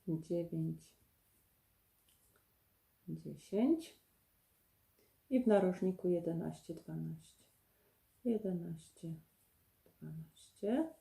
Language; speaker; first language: Polish; native; Polish